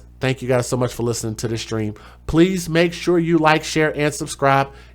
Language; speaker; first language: English; native; English